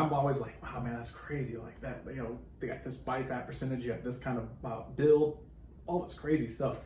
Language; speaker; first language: English; native; English